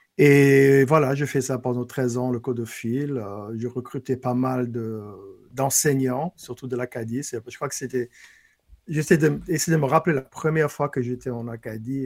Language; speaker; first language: French; non-native, local second language; English